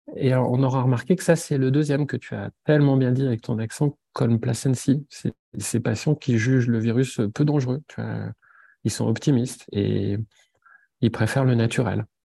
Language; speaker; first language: French; native; French